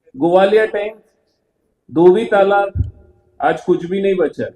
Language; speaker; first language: Hindi; non-native, local second language; Marathi